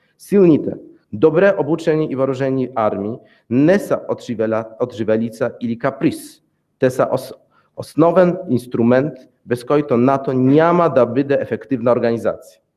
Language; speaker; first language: Bulgarian; non-native, fluent; Polish